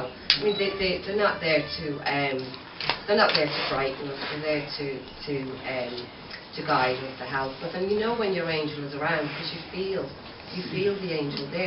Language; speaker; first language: English; native; English